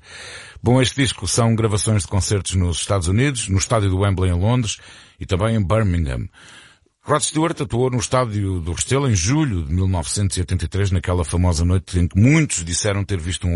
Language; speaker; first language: Portuguese; native; Portuguese